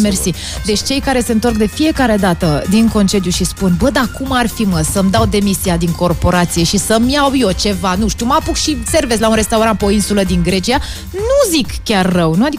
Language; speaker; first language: Romanian; native; Romanian